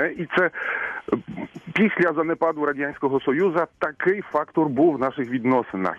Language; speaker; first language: Ukrainian; non-native, fluent; Polish